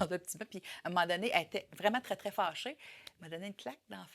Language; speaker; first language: French; native; French